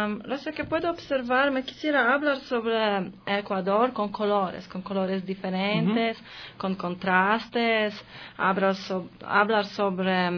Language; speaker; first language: Spanish; non-native, learner; Polish